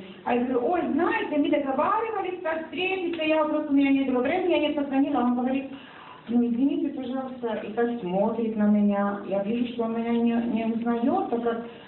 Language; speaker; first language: Russian; non-native, fluent; Serbian